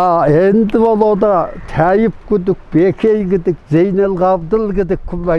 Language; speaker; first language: Mongolian; non-native, local second language; Kazakh